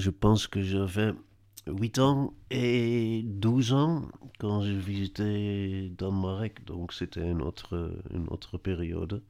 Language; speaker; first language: French; non-native, learner; Dutch